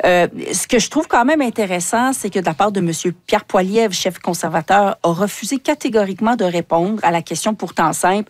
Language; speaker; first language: French; native; French